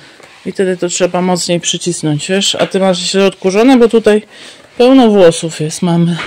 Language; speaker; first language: Polish; native; Polish